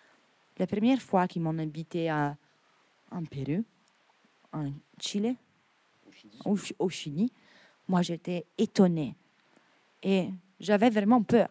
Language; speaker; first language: French; non-native, fluent; Italian